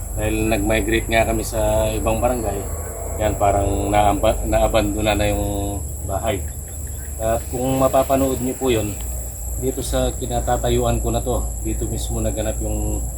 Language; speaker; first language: Filipino; non-native, local second language; Pampanga